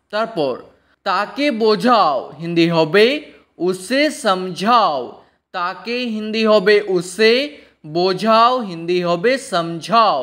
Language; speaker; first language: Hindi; non-native, local second language; Bangla